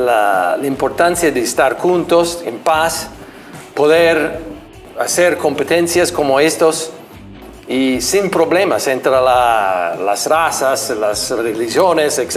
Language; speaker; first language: Spanish; non-native, fluent; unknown